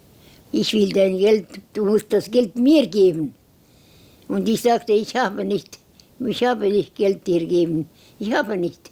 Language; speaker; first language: German; non-native, learner; Estonian